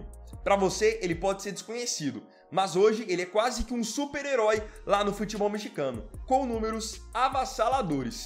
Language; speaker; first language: Portuguese; native; Portuguese